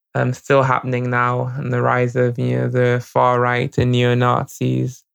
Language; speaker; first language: English; non-native, local second language; Yoruba